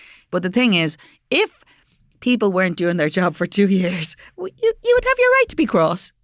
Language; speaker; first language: English; native; English